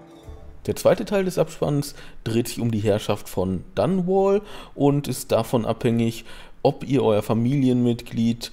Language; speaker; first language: German; native; German